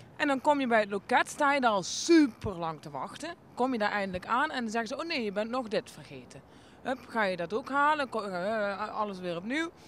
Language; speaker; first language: Dutch; native; Dutch